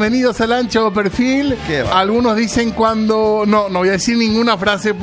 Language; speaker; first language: Spanish; native; Spanish